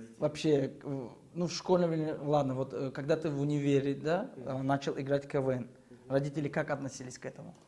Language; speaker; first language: Russian; non-native, local second language; Tajik